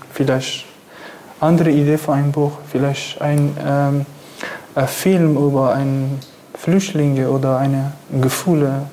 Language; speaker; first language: German; non-native, learner; Kurdish